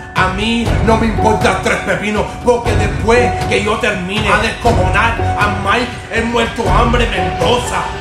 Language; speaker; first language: Spanish; native; Spanish